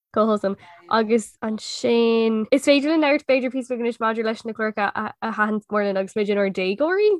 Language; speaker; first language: Irish; non-native, local second language; English